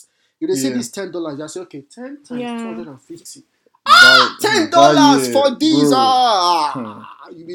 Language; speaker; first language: English; non-native, local second language; Yoruba